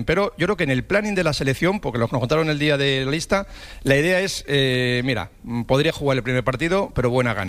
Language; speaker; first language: Spanish; native; Spanish